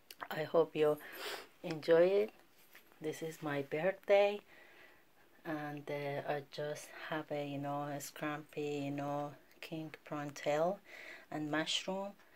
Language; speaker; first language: English; non-native, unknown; Persian